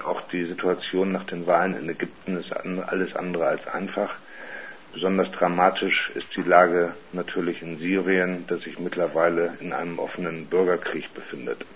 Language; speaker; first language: German; native; German